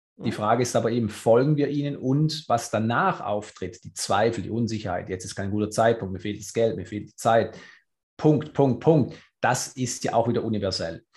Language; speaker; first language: German; native; German